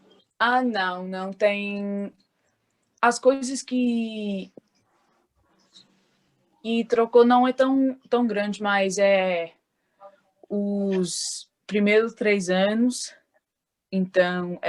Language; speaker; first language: Portuguese; early bilingual, heritage; Portuguese